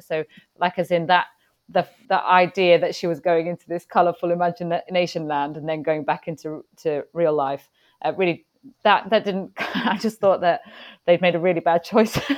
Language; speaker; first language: English; native; English